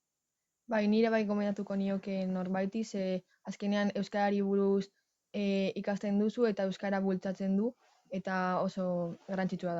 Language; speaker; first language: Basque; non-native, local second language; Spanish